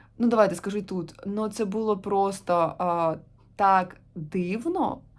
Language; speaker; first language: Ukrainian; non-native, local second language; Russian